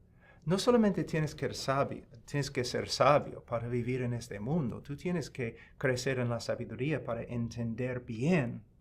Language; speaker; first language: Spanish; non-native, fluent; English